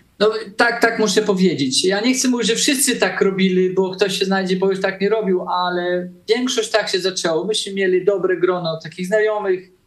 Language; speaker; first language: Polish; early bilingual, heritage; Polish